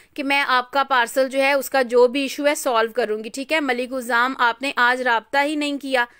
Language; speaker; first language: Urdu; native; Urdu